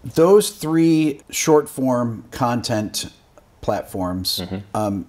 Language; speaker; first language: English; native; English